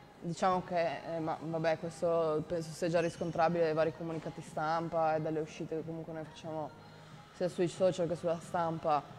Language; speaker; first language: Italian; native; Italian